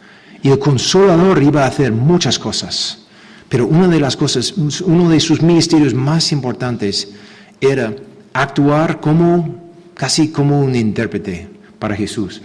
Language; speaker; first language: Spanish; non-native, fluent; English